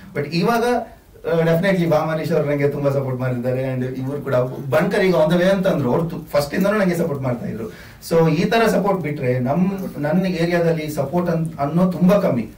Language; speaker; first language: Kannada; non-native, local second language; Tulu